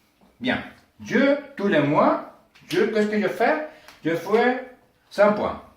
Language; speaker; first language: French; non-native, learner; Spanish